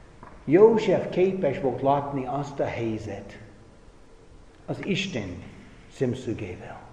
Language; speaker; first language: Hungarian; non-native, fluent; English